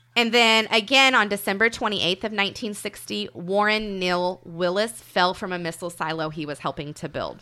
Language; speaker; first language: English; native; English